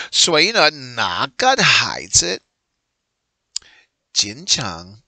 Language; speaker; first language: Chinese; non-native, learner; English